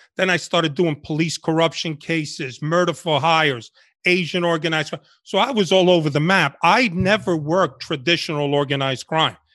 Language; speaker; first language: English; early bilingual, other home language; Spanish